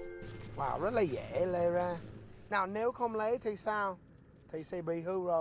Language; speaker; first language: Vietnamese; non-native, learner; English